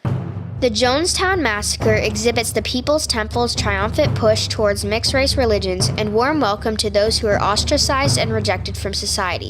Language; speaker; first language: English; native; English